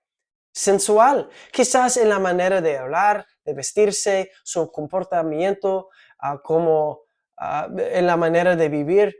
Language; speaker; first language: Spanish; non-native, fluent; English